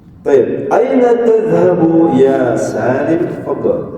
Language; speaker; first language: Arabic; non-native, fluent; Indonesian